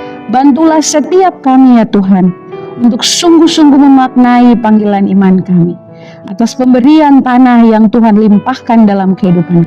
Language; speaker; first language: Indonesian; native; Indonesian